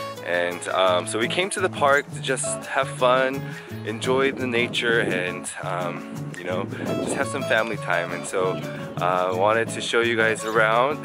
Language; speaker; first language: English; early bilingual, other home language; Korean